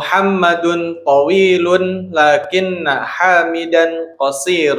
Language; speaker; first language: Arabic; non-native, learner; Indonesian